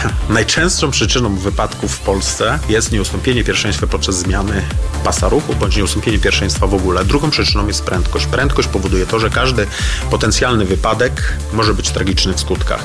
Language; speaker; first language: Polish; native; Polish